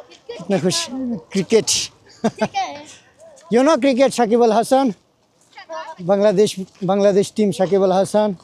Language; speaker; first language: Hindi; non-native, learner; Bangla